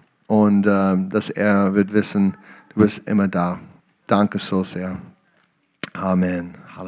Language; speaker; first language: German; non-native, fluent; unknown